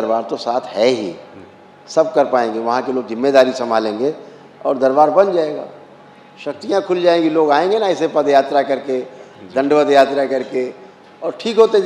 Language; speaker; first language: Hindi; native; Hindi